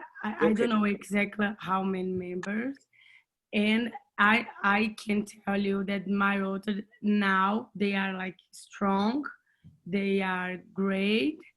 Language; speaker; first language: English; non-native, learner; Portuguese